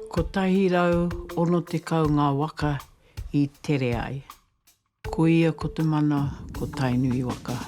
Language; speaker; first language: Māori; native; Māori